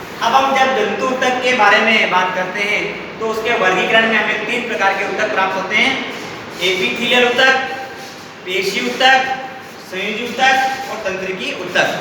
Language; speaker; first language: Hindi; native; Hindi